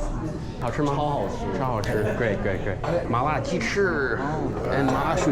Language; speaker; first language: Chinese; non-native, fluent; English